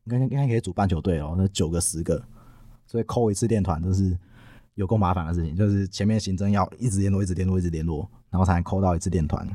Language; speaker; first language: Chinese; non-native, local second language; Min Nan Chinese